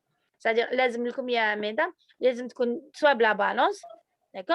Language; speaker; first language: French; non-native, local second language; Arabic